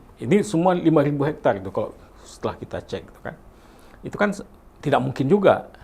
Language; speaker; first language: Indonesian; non-native, local second language; Achinese